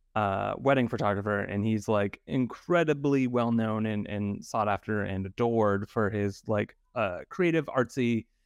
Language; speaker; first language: English; native; English